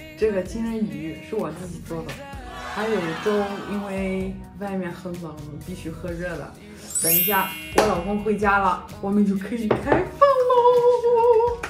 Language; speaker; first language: Chinese; non-native, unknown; French